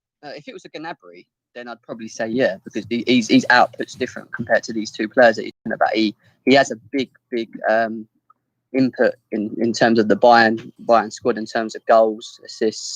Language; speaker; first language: English; native; English